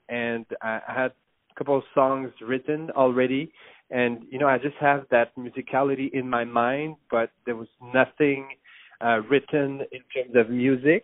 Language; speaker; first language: English; non-native, fluent; French